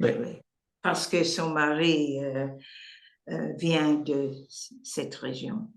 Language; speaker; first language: French; non-native, learner; English